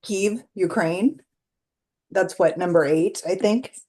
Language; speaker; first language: English; native; English